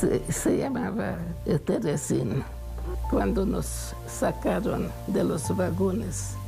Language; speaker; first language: Spanish; non-native, fluent; Hungarian